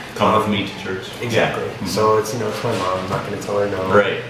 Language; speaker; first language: English; native; English